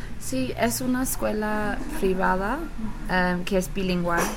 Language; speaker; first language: Spanish; non-native, learner; English